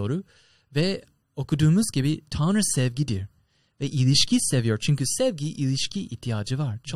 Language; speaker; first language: Turkish; non-native, learner; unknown